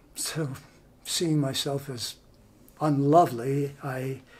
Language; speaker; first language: English; native; English